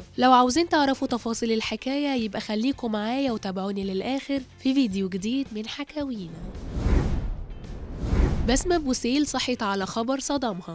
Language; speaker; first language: Arabic; native; Arabic